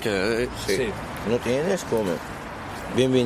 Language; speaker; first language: Spanish; non-native, learner; Arabic